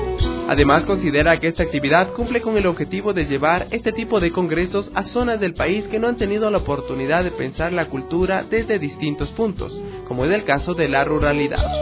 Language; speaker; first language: Spanish; native; Spanish